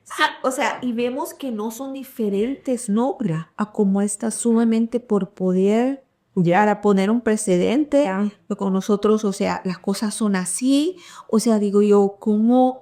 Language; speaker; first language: Spanish; early bilingual, heritage; Spanish